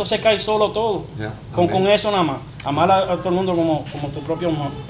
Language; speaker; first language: Spanish; native; Spanish